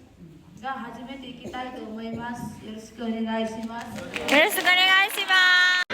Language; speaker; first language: Japanese; non-native, learner; Nepali